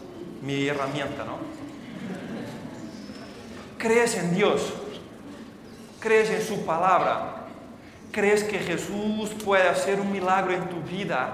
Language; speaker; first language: Spanish; non-native, fluent; Portuguese